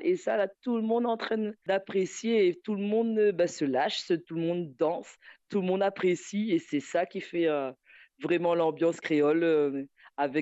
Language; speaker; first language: French; native; French